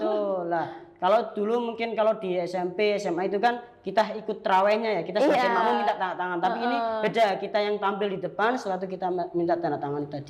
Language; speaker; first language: Indonesian; non-native, local second language; Javanese